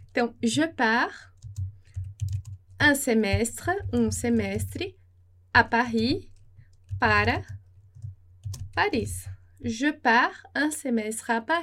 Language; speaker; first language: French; non-native, fluent; Portuguese